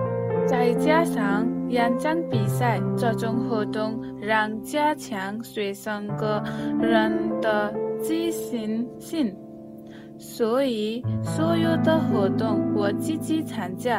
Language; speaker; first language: Chinese; non-native, fluent; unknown